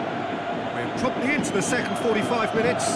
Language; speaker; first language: English; native; English